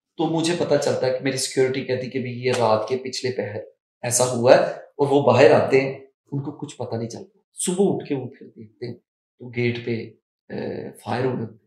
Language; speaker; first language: Urdu; non-native, local second language; Punjabi